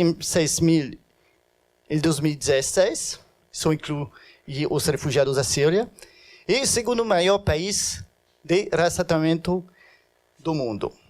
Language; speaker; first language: Portuguese; non-native, fluent; French